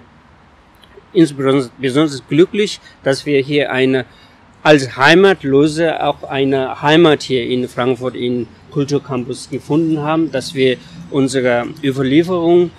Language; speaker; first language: German; non-native, fluent; Tibetan